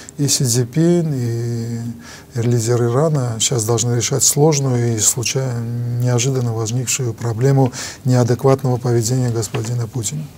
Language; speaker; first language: Russian; non-native, local second language; Armenian